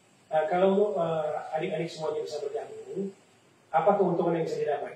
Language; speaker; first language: Indonesian; native; Indonesian